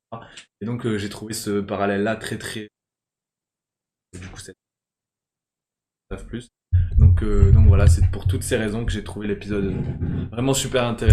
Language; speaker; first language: French; native; French